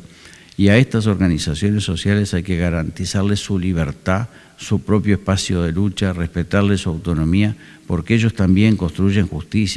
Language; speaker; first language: Spanish; native; Spanish